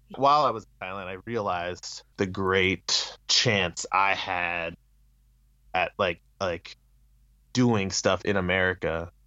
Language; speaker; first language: English; early bilingual, other home language; Thai